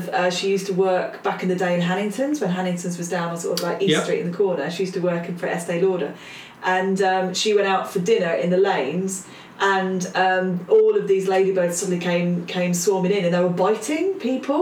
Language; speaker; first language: English; native; English